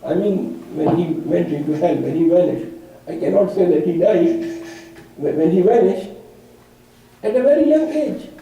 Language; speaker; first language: English; non-native, local second language; Urdu